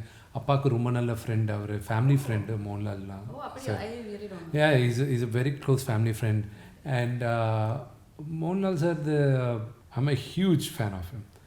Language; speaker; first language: Tamil; non-native, local second language; Telugu